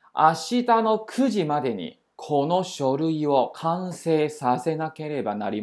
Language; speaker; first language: Japanese; non-native, fluent; Chinese